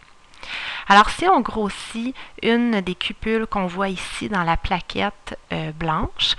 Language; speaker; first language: French; native; French